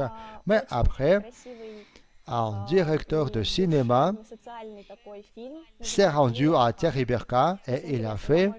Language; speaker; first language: French; non-native, fluent; Russian